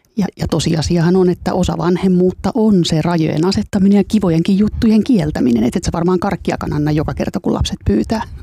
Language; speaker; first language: Finnish; native; Finnish